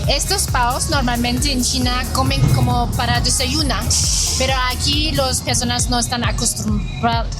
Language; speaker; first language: Spanish; non-native, learner; Chinese